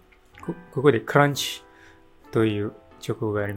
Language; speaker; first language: Japanese; non-native, learner; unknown